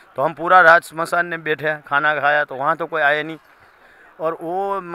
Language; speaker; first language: Hindi; non-native, local second language; Gujarati